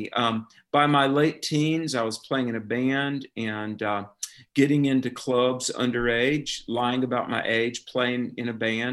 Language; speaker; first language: English; native; English